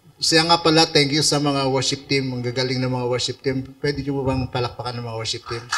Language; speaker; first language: Filipino; non-native, local second language; Iloko